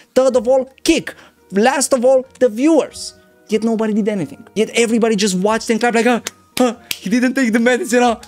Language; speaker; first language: English; non-native, fluent; Romanian